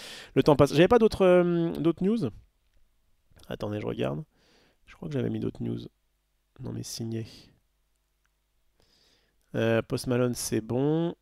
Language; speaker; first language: French; native; French